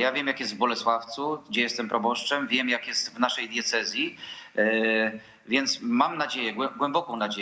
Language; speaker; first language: Polish; native; Polish